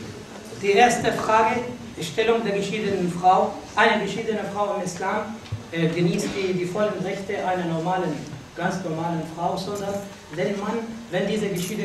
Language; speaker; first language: German; non-native, fluent; Arabic